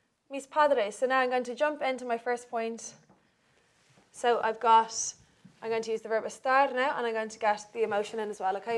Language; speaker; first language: English; native; English